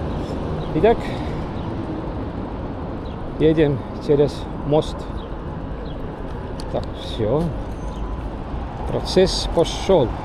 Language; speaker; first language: Russian; non-native, learner; Estonian